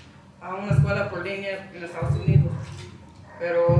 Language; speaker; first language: Spanish; non-native, learner; English